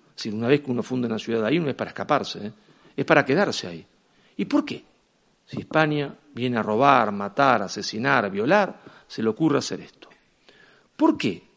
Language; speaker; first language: Spanish; native; Spanish